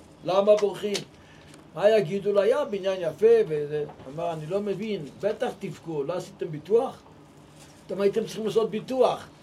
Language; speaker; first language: Hebrew; non-native, local second language; Yiddish